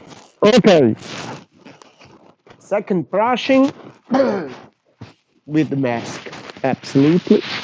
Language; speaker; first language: English; non-native, fluent; Italian